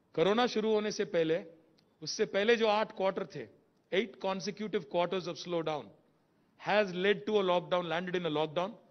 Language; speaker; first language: Hindi; non-native, local second language; Telugu